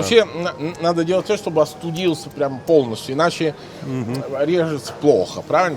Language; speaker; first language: Russian; non-native, fluent; Italian